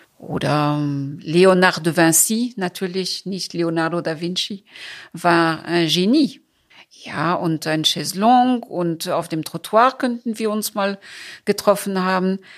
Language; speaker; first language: German; non-native, fluent; French